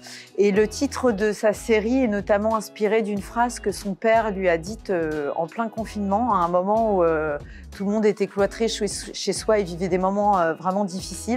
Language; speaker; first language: French; native; French